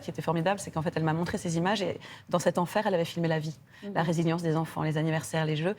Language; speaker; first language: French; native; French